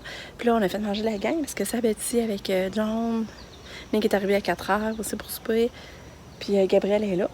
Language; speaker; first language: French; native; French